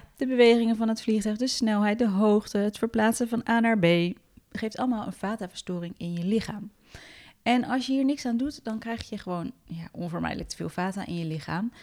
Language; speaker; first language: Dutch; native; Dutch